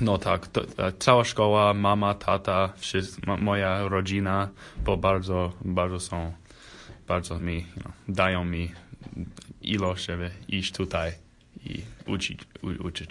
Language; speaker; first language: Polish; early bilingual, heritage; Polish